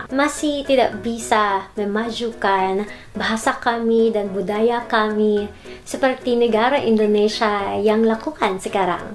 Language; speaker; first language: Indonesian; non-native, fluent; Filipino